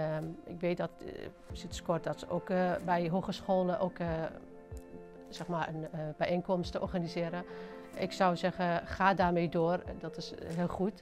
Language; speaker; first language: Dutch; non-native, fluent; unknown